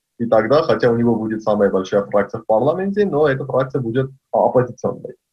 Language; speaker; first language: Russian; non-native, local second language; Armenian